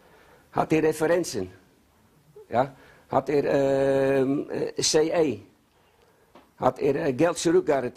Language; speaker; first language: German; non-native, learner; Dutch